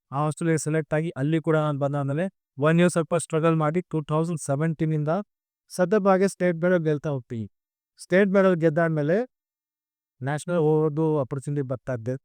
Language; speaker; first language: Kannada; non-native, local second language; Lambadi